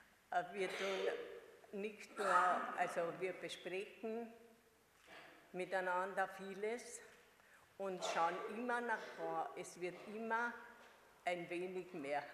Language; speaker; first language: German; non-native, fluent; Hungarian